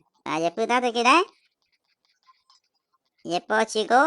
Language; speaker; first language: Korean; non-native, fluent; Khmer